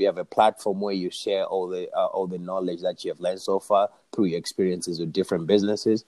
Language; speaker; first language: English; non-native, local second language; Shona